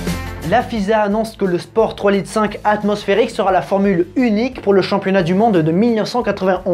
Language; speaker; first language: French; native; French